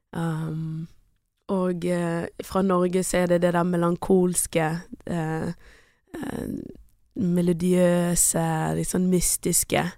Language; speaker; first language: Norwegian; early bilingual, other home language; Portuguese